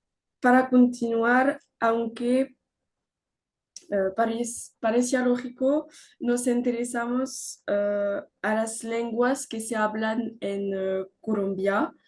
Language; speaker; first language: Spanish; non-native, learner; French